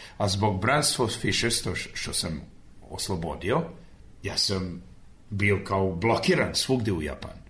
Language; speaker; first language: Serbian; early bilingual, heritage; Serbian